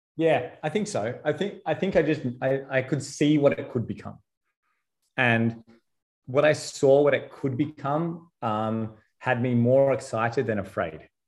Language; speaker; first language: English; native; English